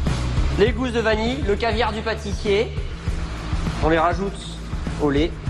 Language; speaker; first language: French; native; French